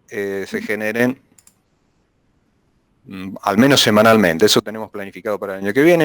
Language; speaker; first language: Spanish; native; Spanish